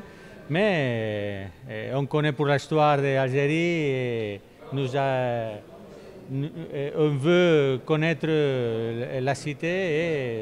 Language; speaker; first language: French; non-native, learner; Catalan